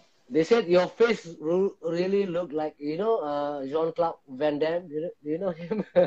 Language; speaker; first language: English; non-native, local second language; Malay